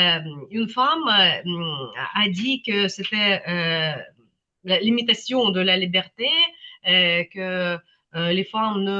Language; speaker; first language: French; non-native, fluent; Ukrainian